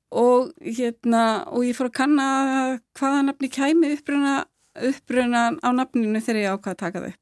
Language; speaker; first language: Icelandic; native; Icelandic